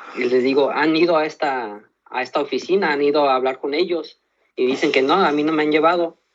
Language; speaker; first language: Spanish; early bilingual, heritage; Spanish